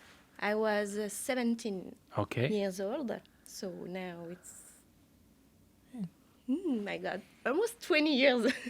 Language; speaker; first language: English; non-native, learner; French